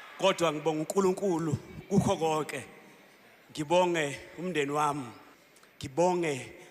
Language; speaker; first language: Zulu; non-native, fluent; Swahili